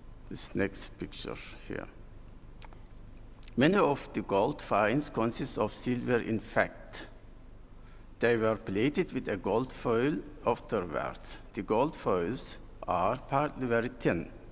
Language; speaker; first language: English; non-native, fluent; Turkish